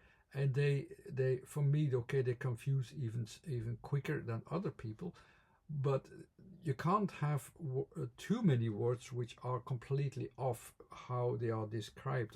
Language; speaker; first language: English; non-native, fluent; Dutch